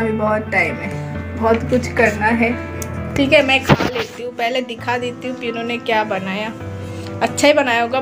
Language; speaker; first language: Hindi; non-native, local second language; Bangla